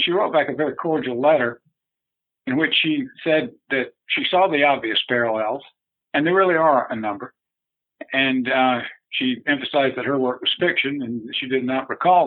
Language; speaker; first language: English; native; English